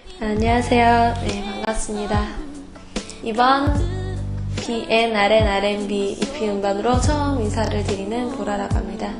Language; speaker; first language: Korean; native; Korean